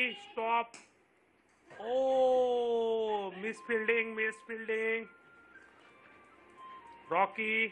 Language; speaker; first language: Hindi; native; Hindi